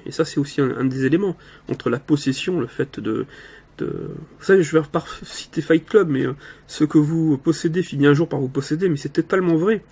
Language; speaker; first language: French; native; French